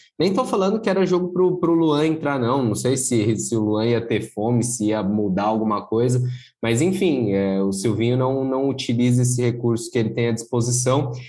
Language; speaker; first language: Portuguese; native; Portuguese